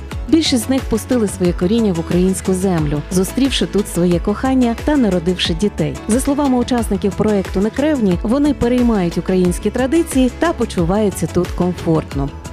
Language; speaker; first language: Ukrainian; native; Ukrainian